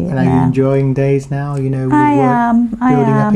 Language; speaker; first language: English; native; English